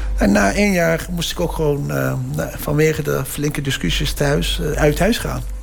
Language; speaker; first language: Dutch; early bilingual, other home language; Turkish